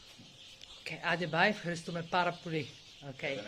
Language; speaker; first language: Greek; non-native, learner; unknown